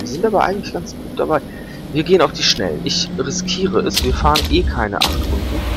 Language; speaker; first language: German; native; German